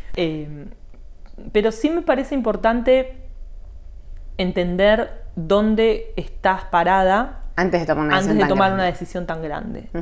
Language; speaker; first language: Spanish; native; Spanish